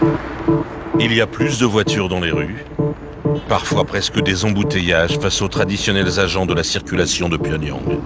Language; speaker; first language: French; native; French